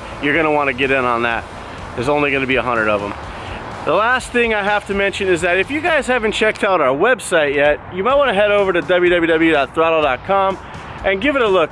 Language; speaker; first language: English; native; English